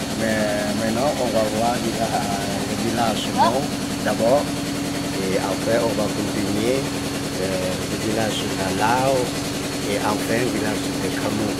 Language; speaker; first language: French; non-native, fluent; Lao